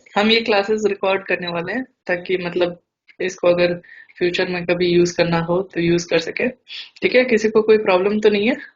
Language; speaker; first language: Hindi; native; Hindi